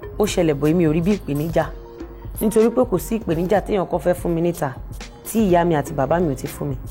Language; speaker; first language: Yoruba; non-native, local second language; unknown